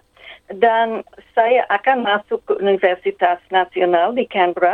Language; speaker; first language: Indonesian; non-native, fluent; English